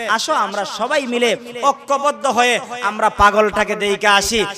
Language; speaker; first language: Bangla; non-native, local second language; Sylheti